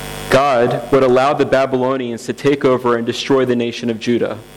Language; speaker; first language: English; native; English